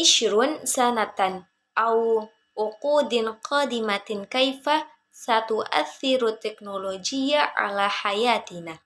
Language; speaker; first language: Arabic; non-native, learner; Indonesian